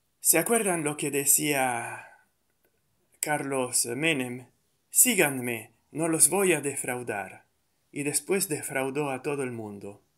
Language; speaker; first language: Spanish; non-native, fluent; Italian